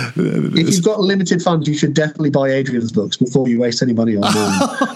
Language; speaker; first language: English; native; English